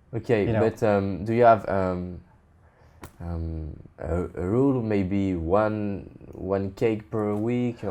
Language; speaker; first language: English; non-native, fluent; French